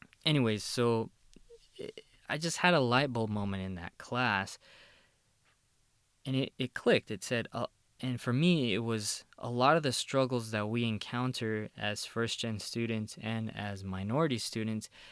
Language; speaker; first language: English; early bilingual, other home language; Spanish